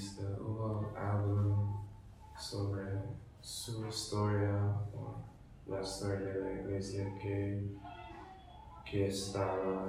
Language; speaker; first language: Spanish; non-native, learner; English